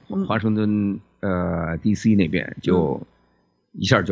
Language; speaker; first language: Chinese; native; Chinese